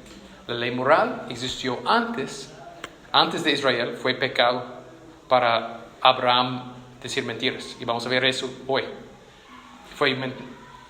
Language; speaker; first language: Spanish; non-native, fluent; English